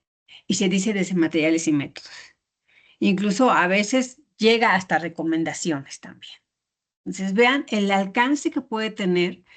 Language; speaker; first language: Spanish; native; Spanish